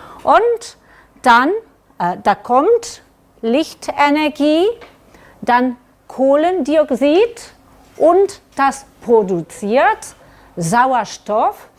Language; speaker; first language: German; non-native, learner; Catalan